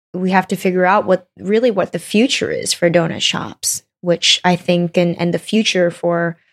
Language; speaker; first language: English; native; English